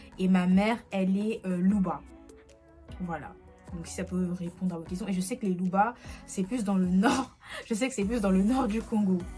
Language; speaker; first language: French; early bilingual, other home language; Lingala